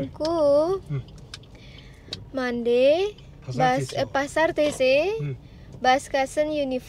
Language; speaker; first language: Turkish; non-native, learner; Indonesian